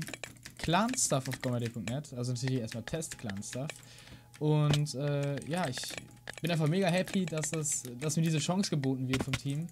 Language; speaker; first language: German; native; German